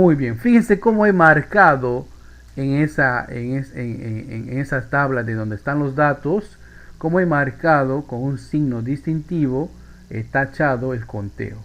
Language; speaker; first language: Spanish; native; Spanish